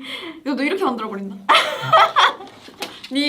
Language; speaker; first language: Korean; native; Korean